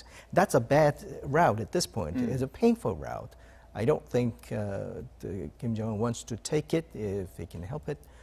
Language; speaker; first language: English; non-native, fluent; Korean